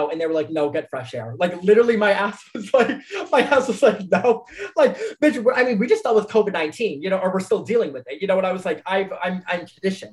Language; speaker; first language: English; native; English